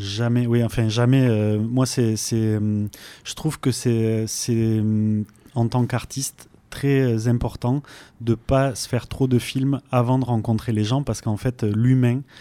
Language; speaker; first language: French; native; French